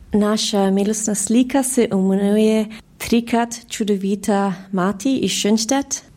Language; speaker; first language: Slovenian; early bilingual, heritage; Slovenian